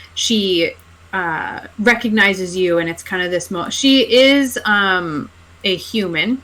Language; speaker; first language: English; native; English